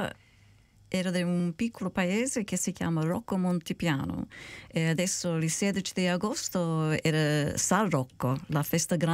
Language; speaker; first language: Italian; early bilingual, heritage; Italian